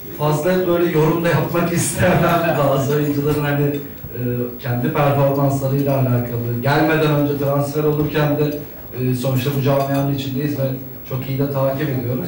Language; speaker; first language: Turkish; native; Turkish